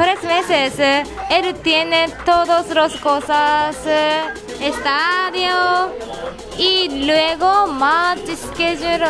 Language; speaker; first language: Spanish; non-native, learner; Japanese